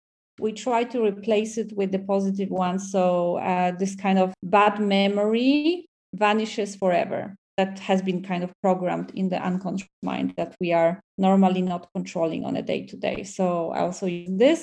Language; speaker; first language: English; non-native, fluent; Polish